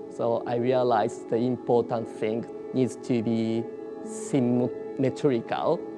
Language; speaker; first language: English; non-native, learner; Japanese